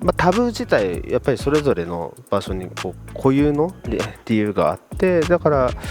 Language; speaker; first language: Japanese; native; Japanese